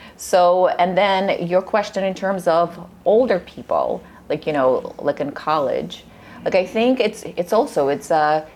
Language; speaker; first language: English; early bilingual, other home language; Russian